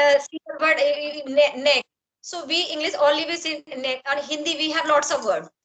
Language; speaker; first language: English; non-native, learner; Hindi